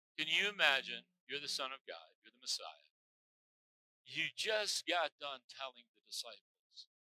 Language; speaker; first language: English; native; English